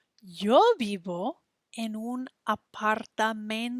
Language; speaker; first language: Spanish; non-native, fluent; English